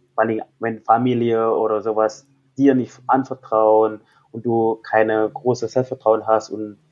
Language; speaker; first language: German; non-native, fluent; Indonesian